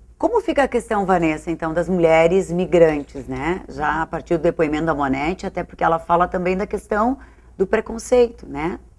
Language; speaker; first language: Portuguese; native; Portuguese